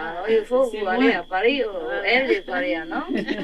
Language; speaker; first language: French; non-native, learner; Vietnamese